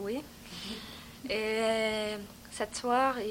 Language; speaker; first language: French; non-native, learner; Dutch